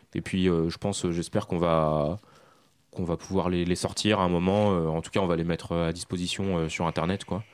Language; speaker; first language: French; native; French